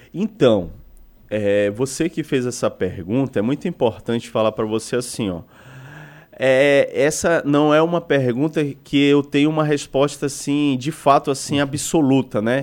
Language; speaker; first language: Portuguese; native; Portuguese